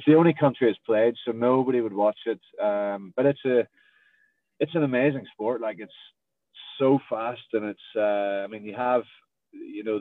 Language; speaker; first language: English; native; English